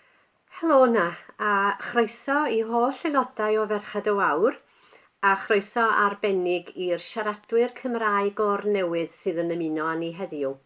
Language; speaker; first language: Welsh; native; Welsh